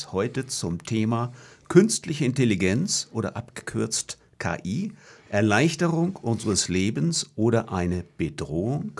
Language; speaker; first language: German; native; German